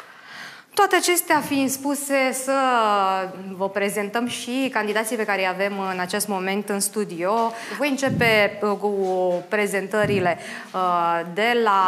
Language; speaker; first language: Romanian; native; Romanian